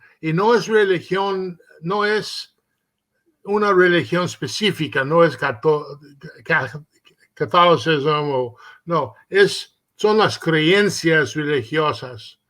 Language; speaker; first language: Spanish; early bilingual, heritage; Spanish